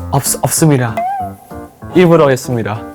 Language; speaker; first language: Korean; non-native, learner; Thai